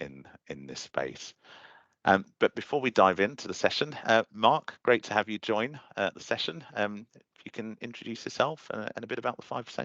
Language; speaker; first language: English; native; English